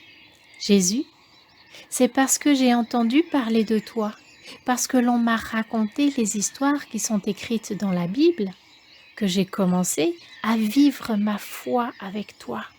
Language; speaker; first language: French; native; French